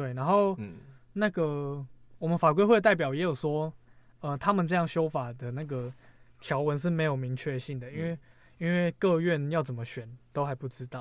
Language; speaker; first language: Chinese; native; Chinese